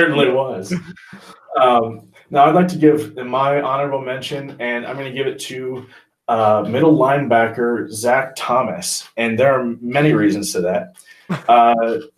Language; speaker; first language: English; native; English